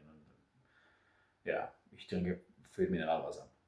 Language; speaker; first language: German; non-native, fluent; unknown